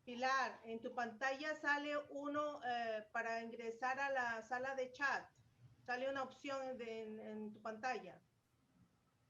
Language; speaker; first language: Spanish; native; Spanish